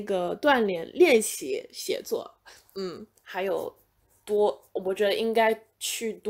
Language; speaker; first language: Chinese; non-native, fluent; English